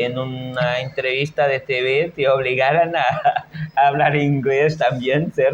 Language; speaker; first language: Spanish; non-native, fluent; Portuguese